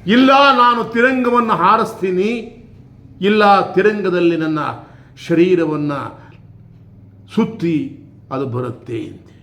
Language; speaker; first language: Kannada; native; Kannada